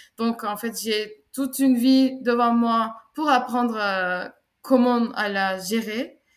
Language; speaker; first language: French; non-native, fluent; Turkish